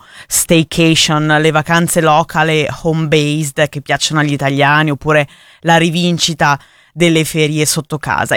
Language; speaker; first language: Italian; native; Italian